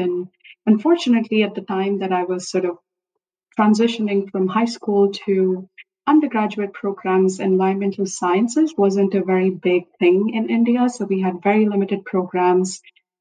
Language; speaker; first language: English; non-native, local second language; Hindi